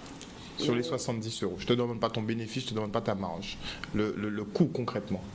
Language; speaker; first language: French; native; French